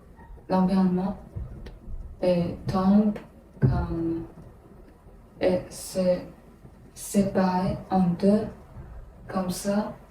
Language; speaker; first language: French; non-native, learner; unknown